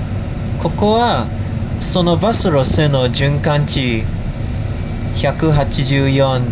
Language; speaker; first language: Japanese; non-native, fluent; English